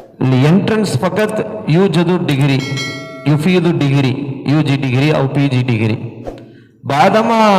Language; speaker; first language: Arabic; non-native, fluent; Tamil